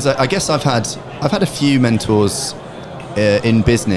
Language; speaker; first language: English; native; English